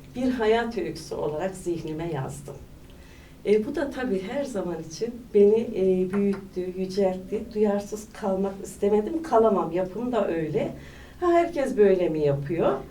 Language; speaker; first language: Turkish; native; Turkish